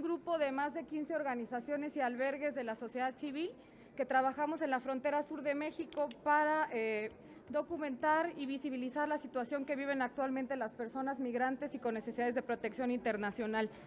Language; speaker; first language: Spanish; native; Spanish